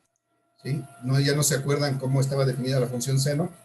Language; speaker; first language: Spanish; native; Spanish